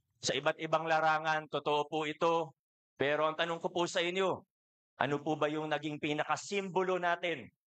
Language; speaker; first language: Filipino; native; Filipino